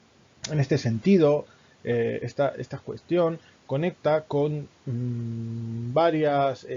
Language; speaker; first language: Spanish; native; Spanish